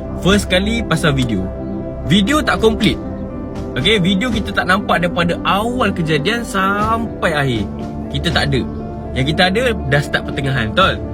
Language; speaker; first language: Malay; native; Malay